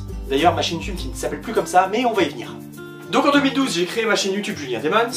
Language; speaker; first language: French; native; French